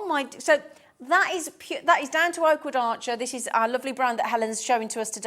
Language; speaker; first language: English; native; English